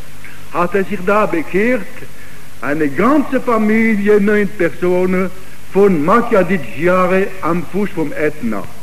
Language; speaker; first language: German; non-native, fluent; Italian